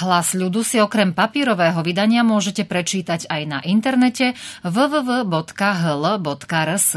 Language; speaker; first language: Slovak; native; Slovak